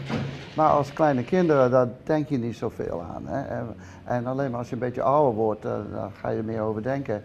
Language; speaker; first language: Dutch; early bilingual, heritage; Dutch